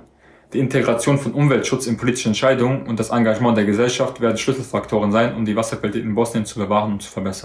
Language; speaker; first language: German; native; German